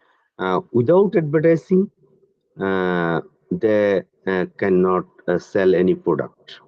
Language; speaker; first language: English; non-native, learner; Bangla